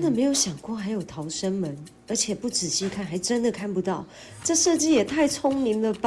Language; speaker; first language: Chinese; native; Chinese